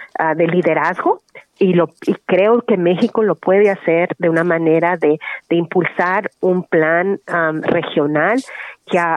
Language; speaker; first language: Spanish; early bilingual, heritage; Spanish